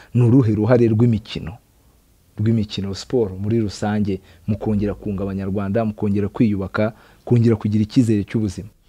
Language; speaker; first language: Kinyarwanda; native; Kinyarwanda